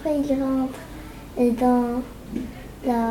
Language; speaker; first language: French; non-native, learner; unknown